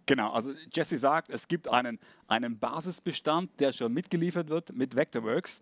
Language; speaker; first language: German; native; German